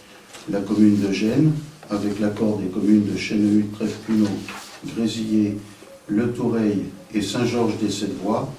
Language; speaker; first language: French; native; French